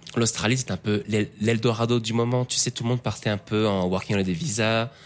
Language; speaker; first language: French; native; French